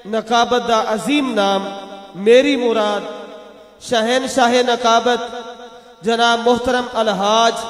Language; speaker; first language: Urdu; non-native, local second language; Punjabi